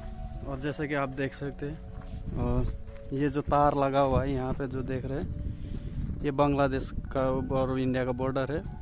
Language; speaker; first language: Hindi; non-native, local second language; Nepali